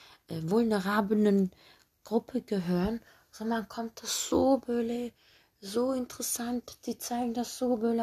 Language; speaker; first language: German; early bilingual, other home language; Turkish